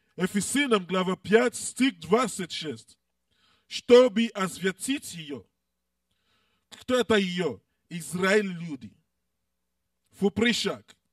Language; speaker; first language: Russian; non-native, learner; English